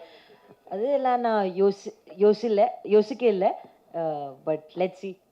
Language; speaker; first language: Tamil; non-native, learner; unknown